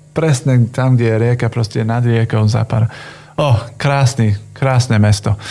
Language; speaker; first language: Slovak; non-native, fluent; English